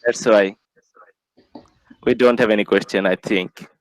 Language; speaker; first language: English; non-native, learner; Bangla